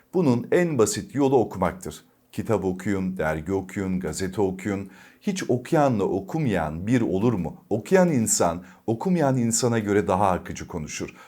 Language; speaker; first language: Turkish; native; Turkish